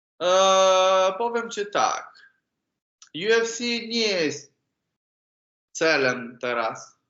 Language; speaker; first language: Polish; non-native, learner; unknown